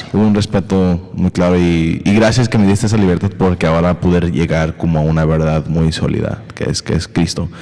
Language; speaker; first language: Spanish; early bilingual, heritage; Spanish